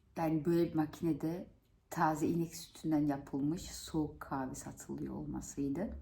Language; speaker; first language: Turkish; early bilingual, heritage; Turkish